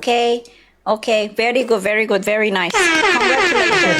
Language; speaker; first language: English; non-native, learner; Thai